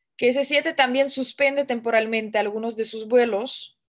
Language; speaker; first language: Spanish; non-native, fluent; Russian